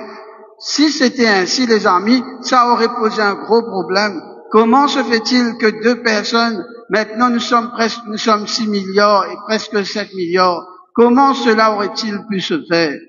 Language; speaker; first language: French; non-native, local second language; Morisyen